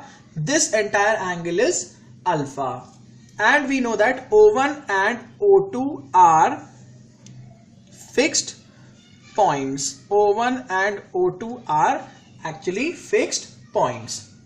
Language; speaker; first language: English; non-native, local second language; Hindi